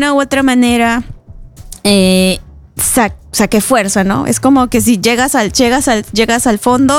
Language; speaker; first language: Spanish; native; Spanish